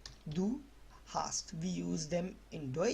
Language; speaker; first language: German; non-native, learner; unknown